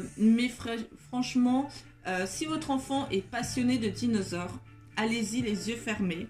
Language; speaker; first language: French; native; French